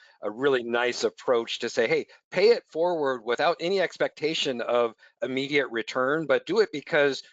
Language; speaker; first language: English; native; English